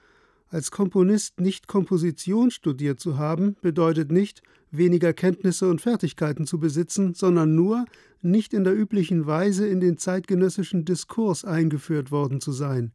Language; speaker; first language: German; native; German